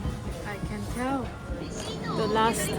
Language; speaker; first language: English; non-native, fluent; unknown